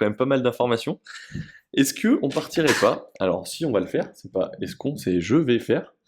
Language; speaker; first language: French; native; French